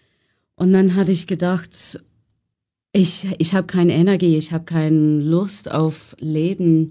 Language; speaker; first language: German; non-native, learner; English